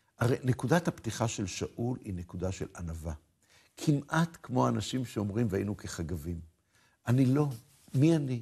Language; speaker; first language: Hebrew; native; Hebrew